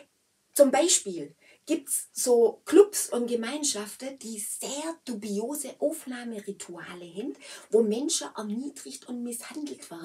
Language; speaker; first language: German; native; German